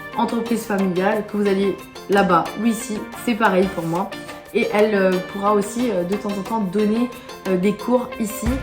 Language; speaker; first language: French; non-native, local second language; Morisyen